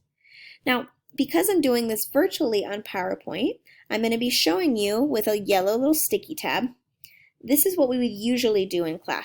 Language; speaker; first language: English; native; English